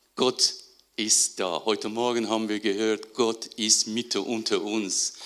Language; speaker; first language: German; non-native, fluent; Persian